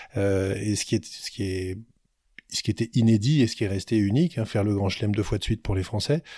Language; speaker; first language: French; native; French